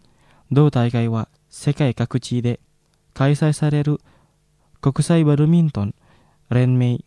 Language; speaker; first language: Japanese; non-native, fluent; Indonesian